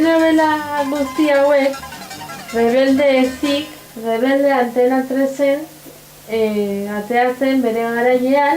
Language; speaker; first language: Basque; non-native, local second language; Spanish